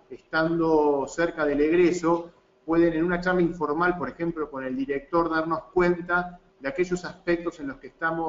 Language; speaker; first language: Spanish; native; Spanish